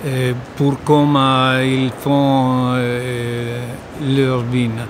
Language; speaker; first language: French; non-native, learner; Italian